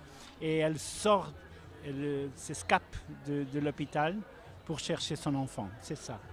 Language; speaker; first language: French; non-native, learner; Portuguese